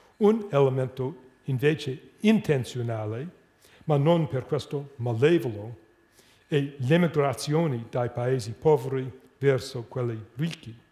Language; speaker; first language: Italian; non-native, fluent; English